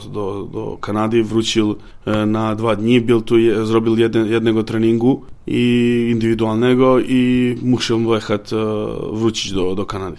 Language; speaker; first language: Polish; non-native, learner; Serbian